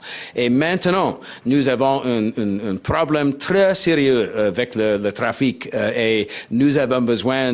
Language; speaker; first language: French; non-native, learner; English